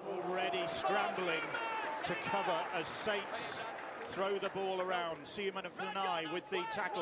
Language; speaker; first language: English; native; English